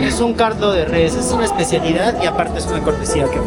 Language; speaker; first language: Spanish; native; Spanish